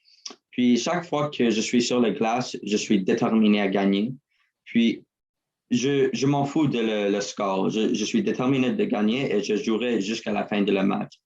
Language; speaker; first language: French; non-native, learner; English